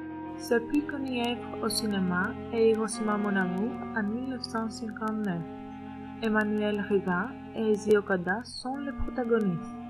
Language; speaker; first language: French; non-native, learner; Greek